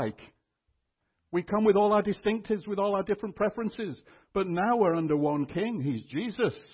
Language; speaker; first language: English; native; English